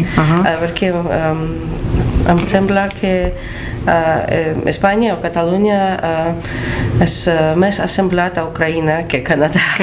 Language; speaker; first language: Catalan; non-native, learner; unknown